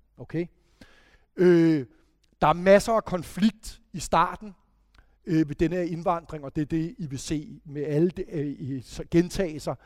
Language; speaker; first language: Danish; native; Danish